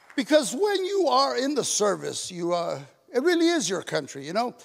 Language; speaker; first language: English; native; English